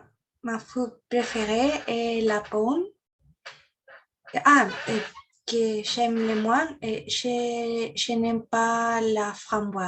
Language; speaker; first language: French; non-native, learner; Spanish